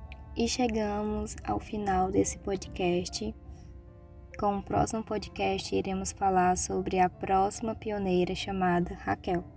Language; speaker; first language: Portuguese; native; Portuguese